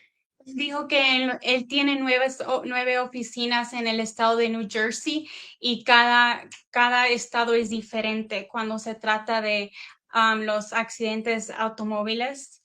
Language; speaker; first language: Spanish; early bilingual, heritage; Spanish